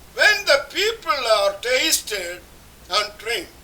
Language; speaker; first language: English; non-native, local second language; Malayalam